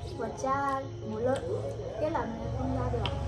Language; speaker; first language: Chinese; non-native, learner; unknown